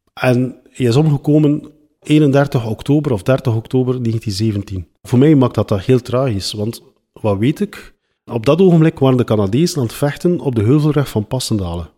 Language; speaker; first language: Dutch; native; Dutch